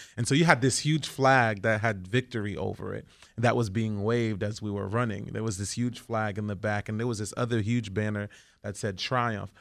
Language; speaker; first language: English; early bilingual, other home language; Haitian Creole